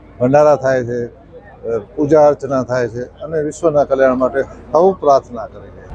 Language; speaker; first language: Gujarati; non-native, local second language; Sindhi